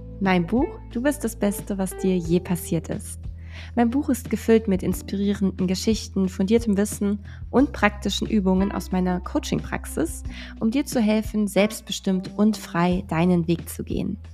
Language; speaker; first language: German; native; German